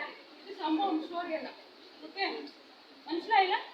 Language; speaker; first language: Malayalam; non-native, learner; Kannada